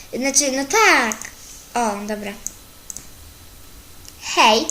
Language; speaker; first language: Polish; native; Polish